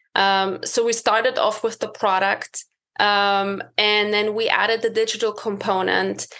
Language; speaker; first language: English; non-native, fluent; German